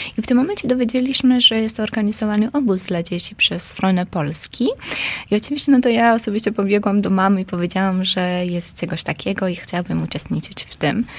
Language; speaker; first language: Polish; non-native, fluent; Georgian